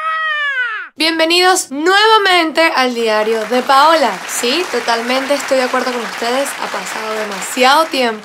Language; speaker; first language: Spanish; native; Spanish